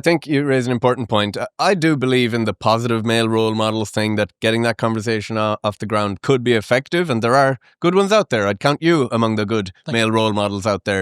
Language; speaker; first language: English; native; English